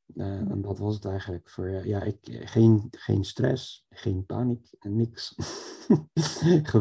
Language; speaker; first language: Dutch; non-native, fluent; English